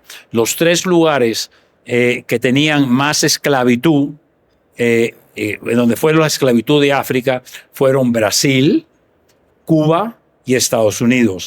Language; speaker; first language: Spanish; early bilingual, heritage; Spanish